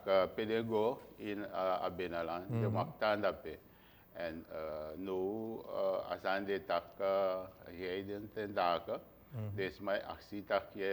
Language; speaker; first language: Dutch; non-native, local second language; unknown